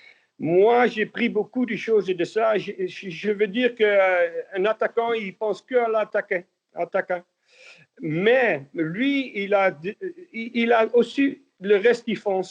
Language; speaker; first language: French; non-native, learner; Dutch